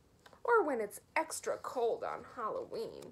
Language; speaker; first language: English; native; English